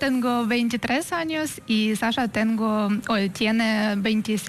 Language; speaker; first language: Spanish; non-native, fluent; Ukrainian